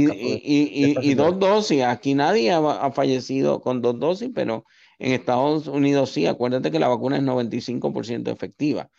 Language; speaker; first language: Spanish; native; Spanish